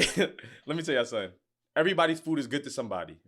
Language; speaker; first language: English; native; English